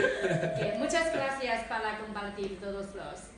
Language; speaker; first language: Spanish; non-native, learner; Chinese